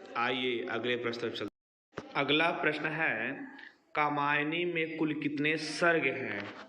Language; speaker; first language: Hindi; native; Hindi